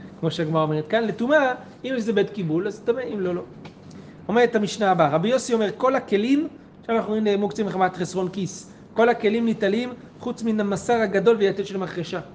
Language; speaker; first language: Hebrew; native; Hebrew